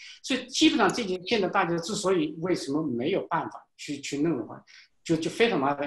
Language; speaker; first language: Chinese; native; Chinese